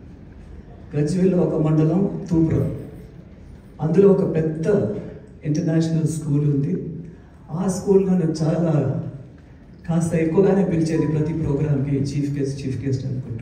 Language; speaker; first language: Telugu; native; Telugu